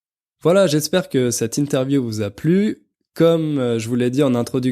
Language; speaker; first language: French; native; French